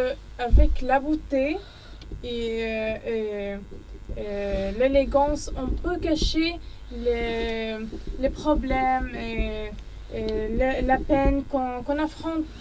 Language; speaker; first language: French; non-native, learner; Arabic